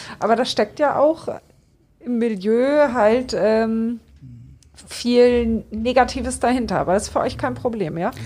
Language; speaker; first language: German; native; German